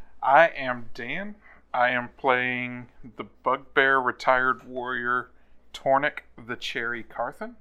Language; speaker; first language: English; native; English